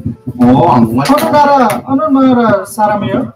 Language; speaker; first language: Korean; non-native, learner; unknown